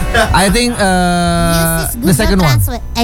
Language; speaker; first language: English; non-native, learner; Indonesian